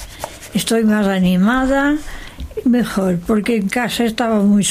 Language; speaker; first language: Spanish; non-native, local second language; Catalan